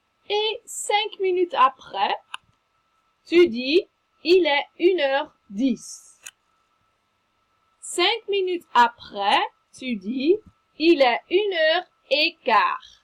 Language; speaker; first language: French; non-native, fluent; Dutch